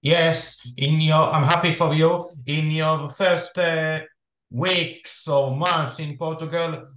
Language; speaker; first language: English; non-native, fluent; Hebrew